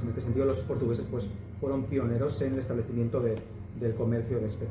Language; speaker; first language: Spanish; native; Spanish